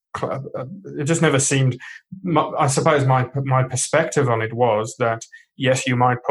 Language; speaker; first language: English; non-native, local second language; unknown